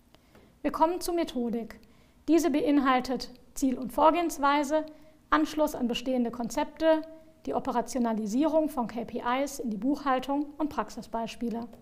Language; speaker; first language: German; native; German